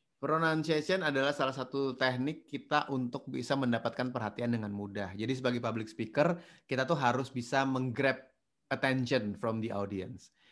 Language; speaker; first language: Indonesian; native; Indonesian